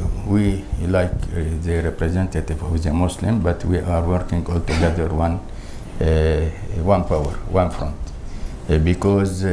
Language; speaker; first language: English; non-native, learner; Crimean Tatar